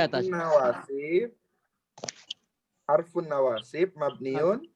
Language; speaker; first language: Arabic; non-native, fluent; Indonesian